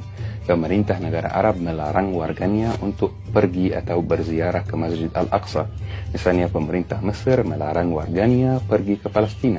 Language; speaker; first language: Indonesian; non-native, fluent; Arabic